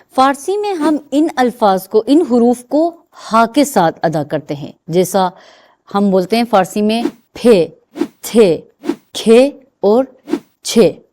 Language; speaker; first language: Urdu; non-native, fluent; Persian